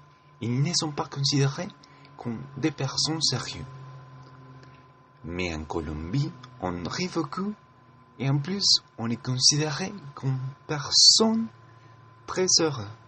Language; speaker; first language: French; non-native, learner; Spanish